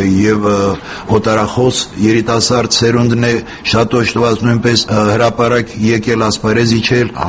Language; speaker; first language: Armenian; native; Armenian